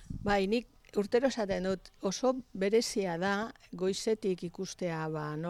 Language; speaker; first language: Basque; native; Basque